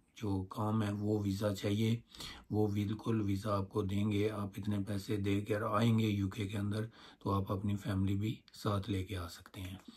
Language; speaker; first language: Urdu; non-native, local second language; Punjabi